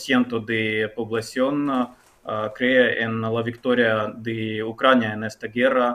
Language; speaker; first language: Spanish; non-native, fluent; Ukrainian